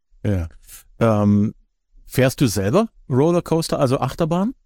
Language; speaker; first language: German; native; German